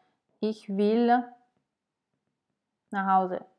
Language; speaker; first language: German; non-native, fluent; French